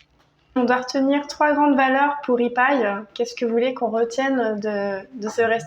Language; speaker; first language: French; native; French